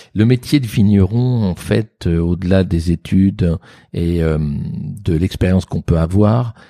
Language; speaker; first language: French; native; French